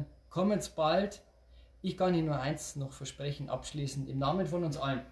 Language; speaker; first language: German; native; German